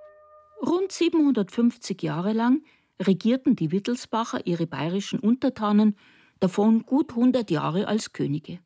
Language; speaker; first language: German; native; German